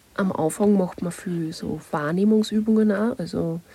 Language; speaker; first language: German; native; German